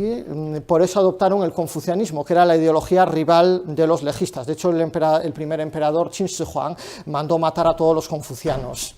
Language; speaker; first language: Spanish; native; Spanish